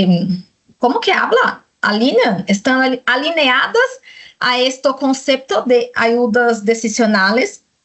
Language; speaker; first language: Spanish; non-native, fluent; Portuguese